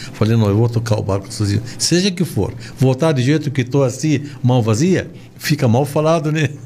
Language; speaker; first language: Portuguese; non-native, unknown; Arabic